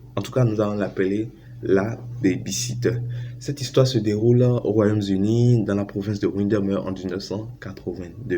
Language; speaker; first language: French; native; French